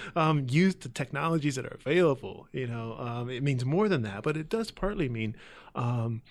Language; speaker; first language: English; native; English